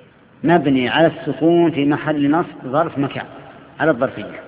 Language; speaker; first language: Arabic; native; Arabic